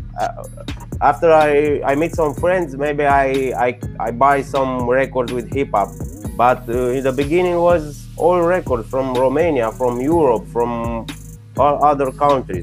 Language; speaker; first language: English; non-native, learner; Romanian